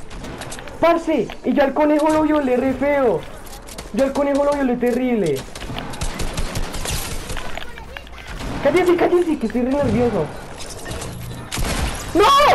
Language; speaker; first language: Spanish; native; Spanish